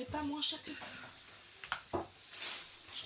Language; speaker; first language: French; native; French